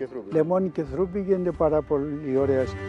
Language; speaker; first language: Greek; native; Greek